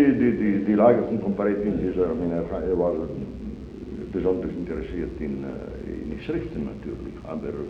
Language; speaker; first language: German; non-native, fluent; Italian